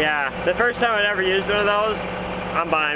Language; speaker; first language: English; native; English